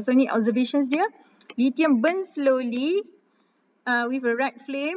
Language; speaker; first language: English; non-native, local second language; Malay